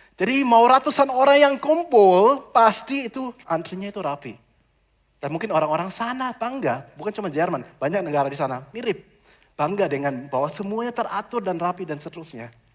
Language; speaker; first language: Indonesian; non-native, fluent; German